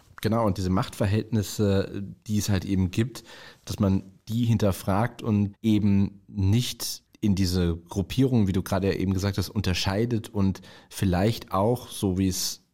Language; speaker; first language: German; native; German